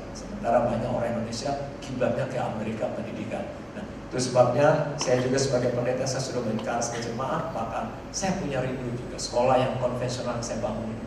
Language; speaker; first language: Indonesian; native; Indonesian